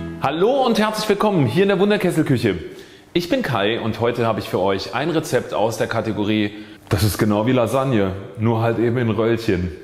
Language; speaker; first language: German; native; German